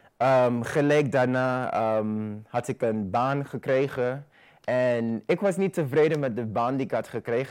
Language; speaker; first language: Dutch; non-native, fluent; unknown